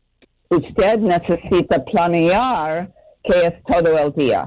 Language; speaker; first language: Spanish; non-native, learner; English